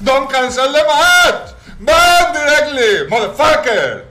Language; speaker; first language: English; non-native, learner; Spanish